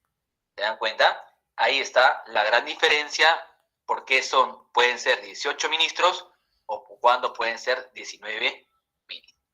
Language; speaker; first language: Spanish; native; Spanish